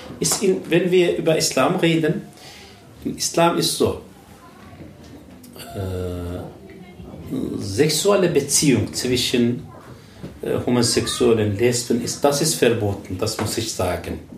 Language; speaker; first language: German; non-native, learner; Turkish